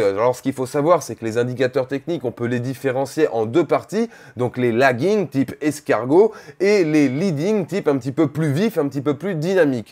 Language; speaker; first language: French; native; French